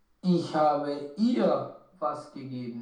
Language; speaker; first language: German; non-native, learner; Romanian